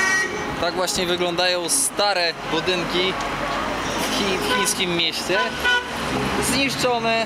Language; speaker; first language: Polish; native; Polish